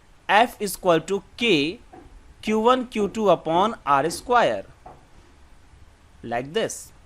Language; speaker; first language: English; non-native, local second language; Hindi